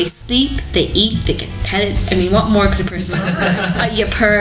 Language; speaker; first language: English; native; English